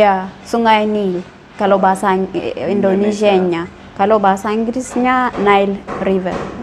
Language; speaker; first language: Indonesian; non-native, learner; Amharic